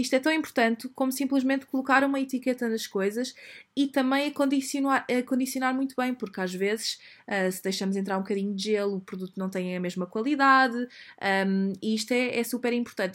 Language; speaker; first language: Portuguese; native; Portuguese